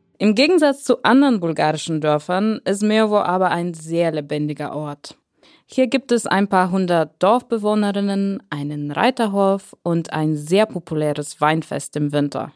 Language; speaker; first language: German; non-native, fluent; Bulgarian